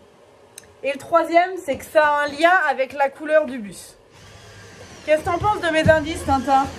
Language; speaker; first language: French; native; French